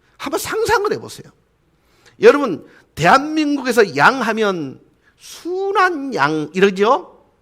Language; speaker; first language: Korean; native; Korean